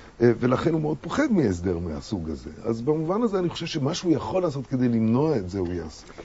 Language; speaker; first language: Hebrew; non-native, fluent; German